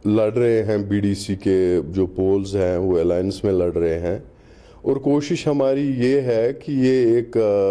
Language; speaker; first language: Hindi; non-native, local second language; Kashmiri